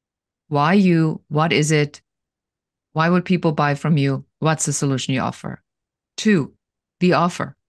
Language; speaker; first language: English; non-native, fluent; German